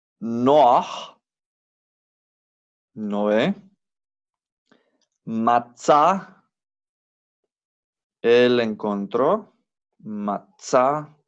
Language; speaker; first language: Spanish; non-native, fluent; English